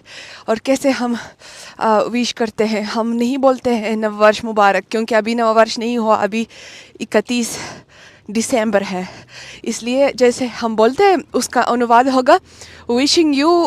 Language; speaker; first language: Hindi; non-native, fluent; Russian